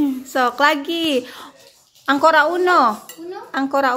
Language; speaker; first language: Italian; non-native, learner; Indonesian